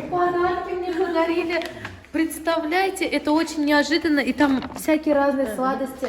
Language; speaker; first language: Russian; native; Russian